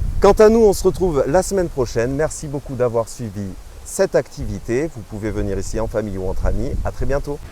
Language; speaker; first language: French; native; French